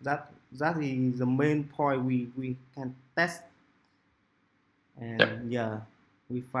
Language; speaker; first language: English; non-native, local second language; Vietnamese